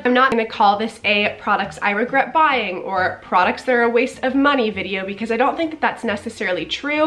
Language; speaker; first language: English; native; English